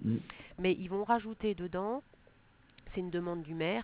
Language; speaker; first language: French; native; French